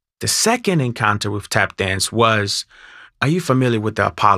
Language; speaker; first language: English; non-native, fluent; Spanish